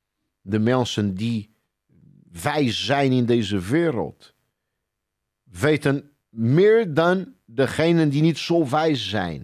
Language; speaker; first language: Dutch; non-native, fluent; Portuguese